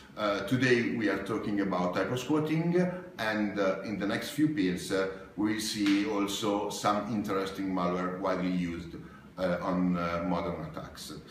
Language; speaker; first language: English; non-native, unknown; Italian